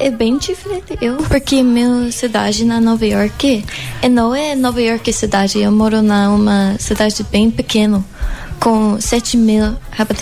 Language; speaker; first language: Portuguese; non-native, learner; English